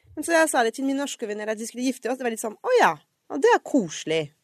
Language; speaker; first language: Norwegian; non-native, fluent; French